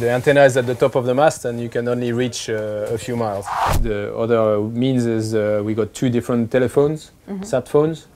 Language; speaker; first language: English; non-native, fluent; French